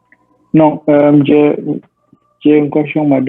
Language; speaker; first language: French; non-native, learner; Indonesian